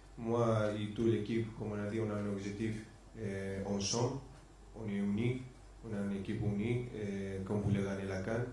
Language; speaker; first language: French; non-native, fluent; Spanish